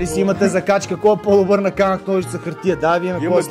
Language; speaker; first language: Bulgarian; native; Bulgarian